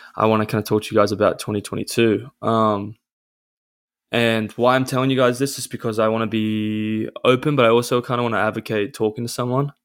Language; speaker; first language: English; native; English